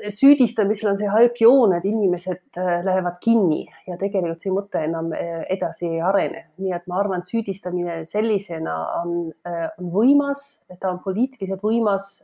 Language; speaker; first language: Estonian; non-native, fluent; German